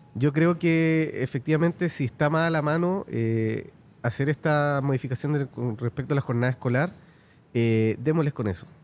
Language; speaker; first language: Spanish; native; Spanish